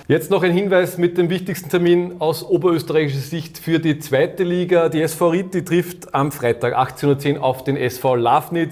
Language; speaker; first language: German; native; German